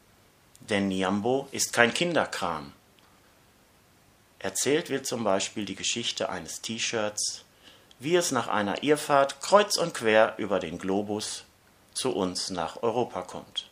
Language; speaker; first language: German; native; German